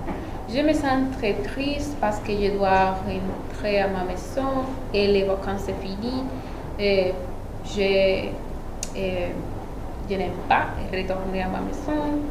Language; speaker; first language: French; non-native, learner; Spanish